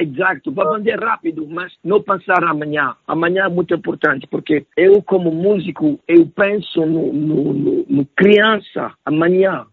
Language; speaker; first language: Portuguese; non-native, learner; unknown